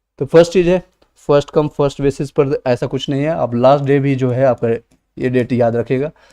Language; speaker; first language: Hindi; native; Hindi